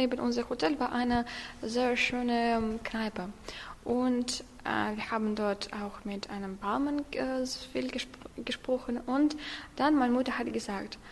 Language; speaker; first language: German; non-native, learner; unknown